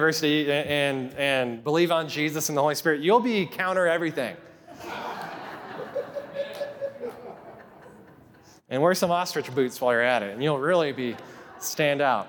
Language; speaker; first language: English; native; English